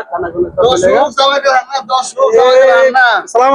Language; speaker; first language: Hindi; non-native, learner; Bangla